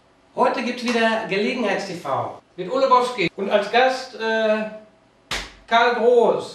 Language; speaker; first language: German; native; German